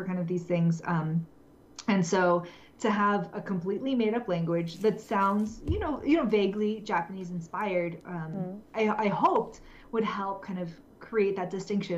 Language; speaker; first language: English; native; English